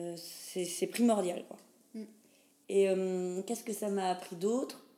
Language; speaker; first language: French; native; French